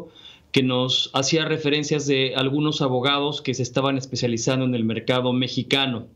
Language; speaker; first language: Spanish; native; Spanish